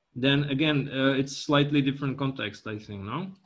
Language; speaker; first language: English; non-native, fluent; Czech